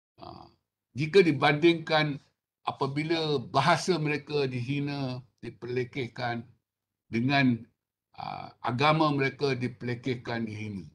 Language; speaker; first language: Malay; non-native, local second language; Chinese